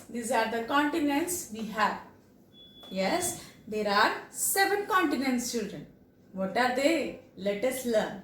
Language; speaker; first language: English; non-native, local second language; Telugu